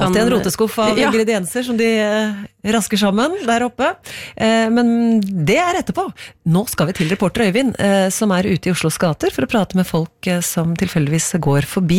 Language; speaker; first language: Norwegian; native; Norwegian